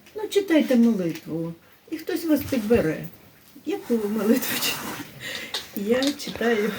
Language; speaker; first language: Ukrainian; native; Ukrainian